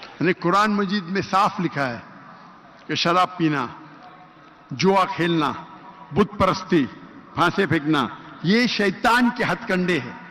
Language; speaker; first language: Urdu; non-native, local second language; Konkani